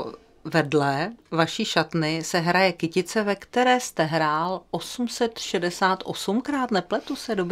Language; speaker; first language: Czech; native; Czech